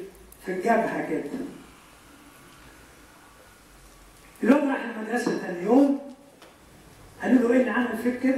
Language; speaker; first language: Arabic; native; Arabic